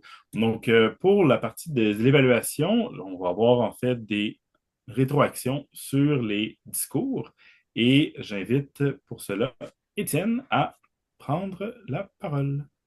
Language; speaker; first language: French; native; French